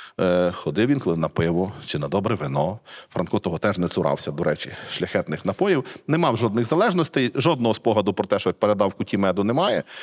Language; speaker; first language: Ukrainian; native; Ukrainian